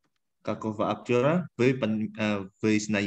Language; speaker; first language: Russian; non-native, learner; Indonesian